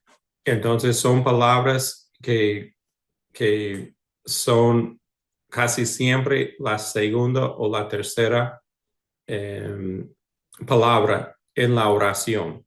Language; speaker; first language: Spanish; non-native, fluent; English